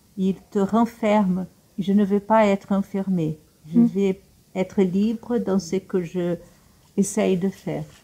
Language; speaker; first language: French; non-native, fluent; Portuguese